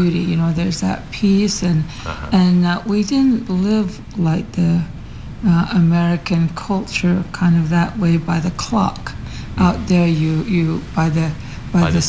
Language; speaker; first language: English; early bilingual, other home language; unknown